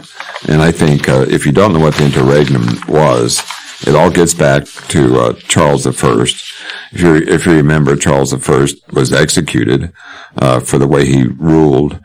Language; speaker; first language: English; native; English